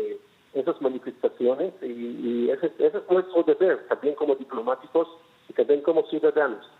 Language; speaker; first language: Spanish; non-native, fluent; Hebrew